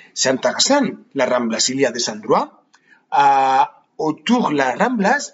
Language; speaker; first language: French; non-native, fluent; Spanish